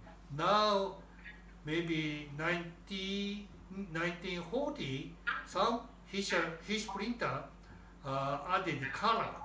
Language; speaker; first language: English; non-native, learner; Japanese